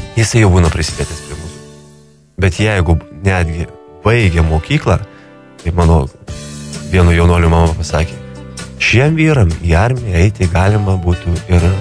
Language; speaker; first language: Lithuanian; native; Lithuanian